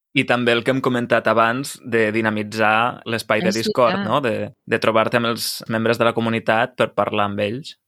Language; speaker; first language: Catalan; native; Catalan